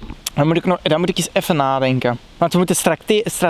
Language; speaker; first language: Dutch; native; Dutch